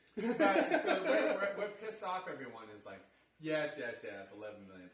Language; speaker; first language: English; native; English